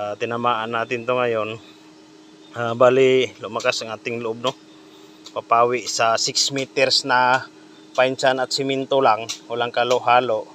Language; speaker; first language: Filipino; non-native, local second language; Cebuano